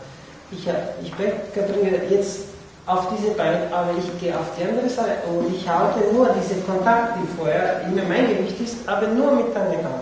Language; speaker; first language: German; non-native, fluent; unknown